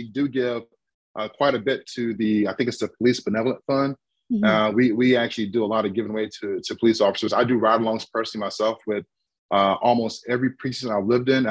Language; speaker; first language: English; native; English